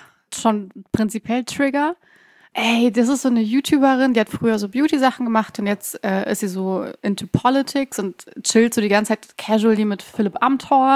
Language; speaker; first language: German; early bilingual, other home language; Persian